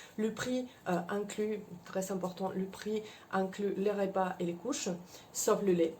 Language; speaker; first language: French; non-native, fluent; Spanish